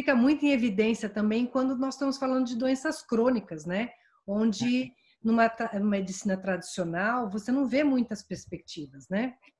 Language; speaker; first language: Portuguese; native; Portuguese